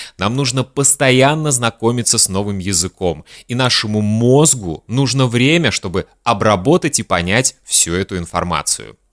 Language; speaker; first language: Russian; native; Russian